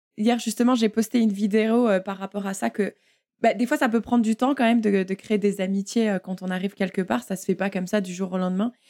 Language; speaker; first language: French; native; French